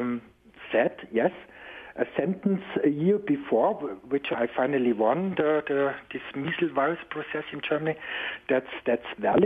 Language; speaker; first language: English; non-native, fluent; German